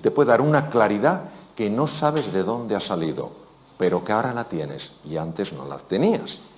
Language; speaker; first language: Spanish; native; Spanish